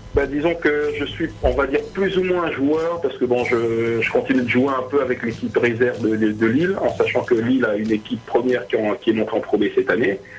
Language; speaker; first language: French; early bilingual, other home language; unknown